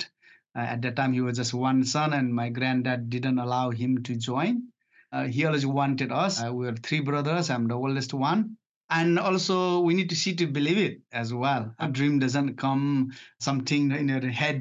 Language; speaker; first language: English; non-native, fluent; Nepali